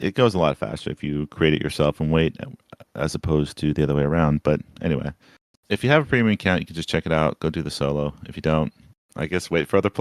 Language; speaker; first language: English; native; English